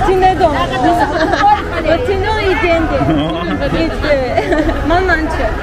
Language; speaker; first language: Chinese; non-native, learner; Armenian